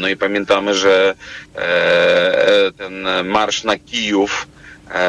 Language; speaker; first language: Polish; non-native, fluent; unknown